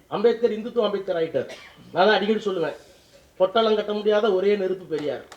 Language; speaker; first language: Tamil; native; Tamil